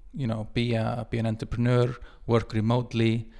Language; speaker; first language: English; non-native, fluent; Icelandic